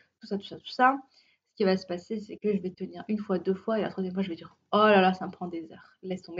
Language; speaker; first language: French; native; French